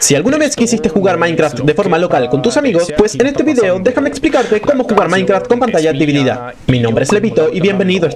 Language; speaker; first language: Spanish; native; Spanish